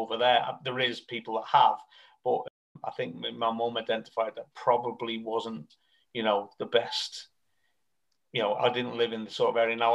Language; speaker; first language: English; native; English